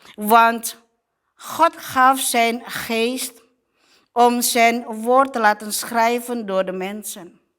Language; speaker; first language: Dutch; non-native, fluent; Indonesian